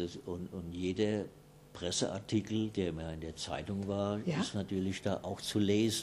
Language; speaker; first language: German; native; German